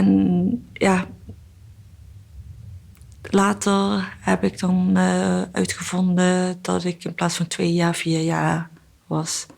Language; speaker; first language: Dutch; early bilingual, other home language; Korean